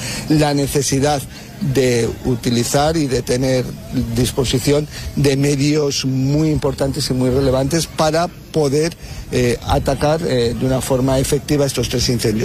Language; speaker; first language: Spanish; native; Spanish